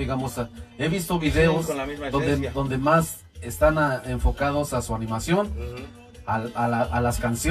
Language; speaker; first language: Spanish; native; Spanish